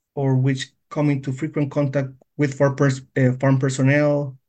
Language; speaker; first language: English; non-native, fluent; Spanish